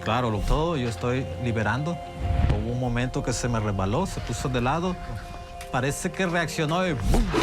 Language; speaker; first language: Spanish; native; Spanish